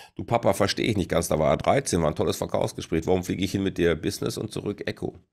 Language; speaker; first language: German; native; German